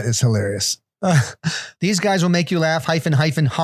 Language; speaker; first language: English; native; English